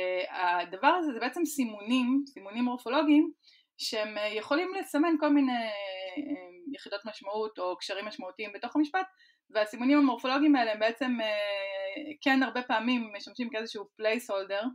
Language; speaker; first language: Hebrew; native; Hebrew